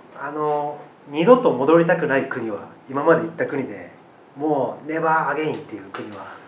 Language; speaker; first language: Japanese; native; Japanese